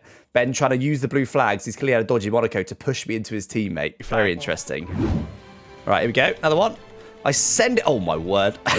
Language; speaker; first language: English; native; English